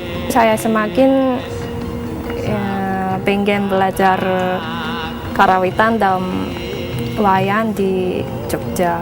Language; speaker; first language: Indonesian; non-native, fluent; Japanese